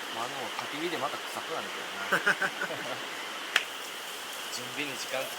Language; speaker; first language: Japanese; native; Japanese